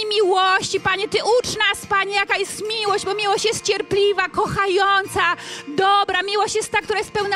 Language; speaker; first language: Polish; native; Polish